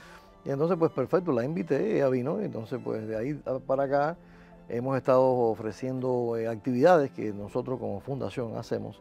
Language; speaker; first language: Spanish; native; Spanish